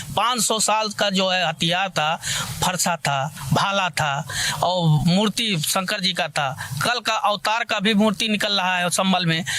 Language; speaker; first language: Hindi; native; Hindi